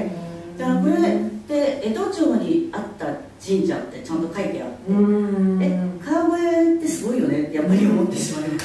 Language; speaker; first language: Japanese; native; Japanese